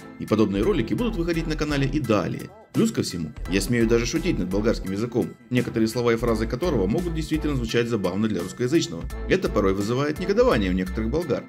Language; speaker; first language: Russian; native; Russian